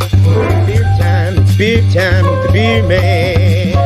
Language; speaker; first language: English; native; English